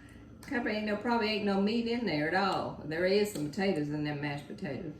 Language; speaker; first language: English; native; English